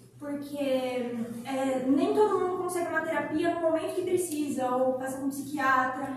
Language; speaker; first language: Portuguese; native; Portuguese